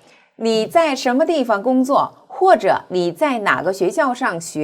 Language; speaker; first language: Chinese; non-native, fluent; Korean